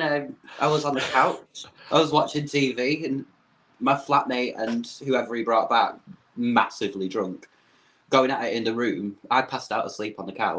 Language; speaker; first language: English; native; English